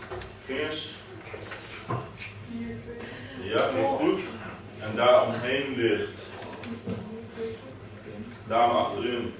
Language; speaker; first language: Dutch; native; Dutch